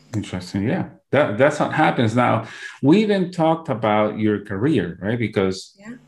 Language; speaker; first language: English; non-native, fluent; Spanish